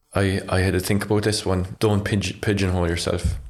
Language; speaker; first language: English; native; English